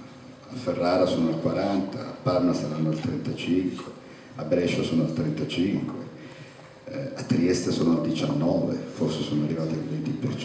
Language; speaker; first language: Italian; native; Italian